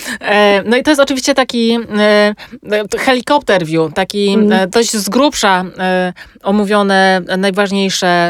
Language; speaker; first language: Polish; native; Polish